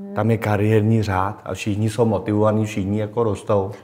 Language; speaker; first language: Czech; non-native, fluent; Vietnamese